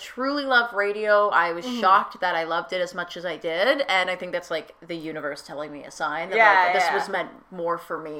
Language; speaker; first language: English; native; English